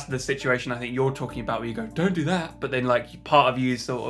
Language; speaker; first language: English; native; English